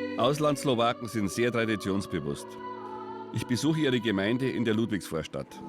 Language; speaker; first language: German; native; German